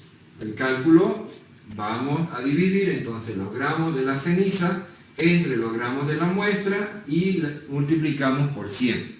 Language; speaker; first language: Spanish; native; Spanish